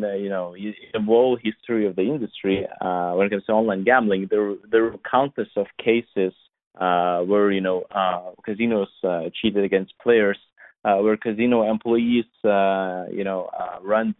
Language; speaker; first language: English; non-native, fluent; Lithuanian